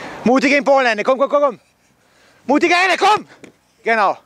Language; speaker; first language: German; native; German